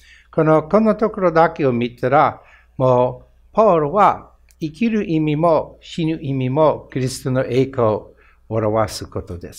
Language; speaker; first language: Japanese; non-native, fluent; English